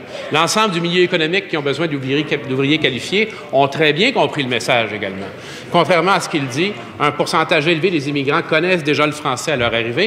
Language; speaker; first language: French; native; French